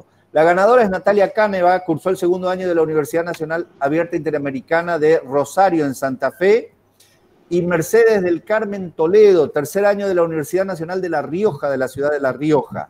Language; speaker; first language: Spanish; native; Spanish